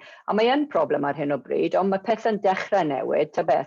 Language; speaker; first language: Welsh; non-native, local second language; English